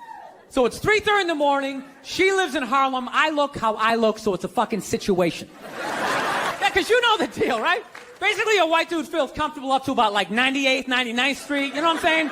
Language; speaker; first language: English; native; English